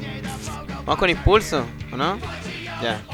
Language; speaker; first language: Spanish; native; Spanish